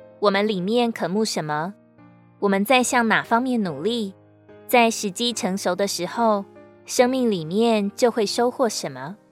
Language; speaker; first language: Chinese; native; Chinese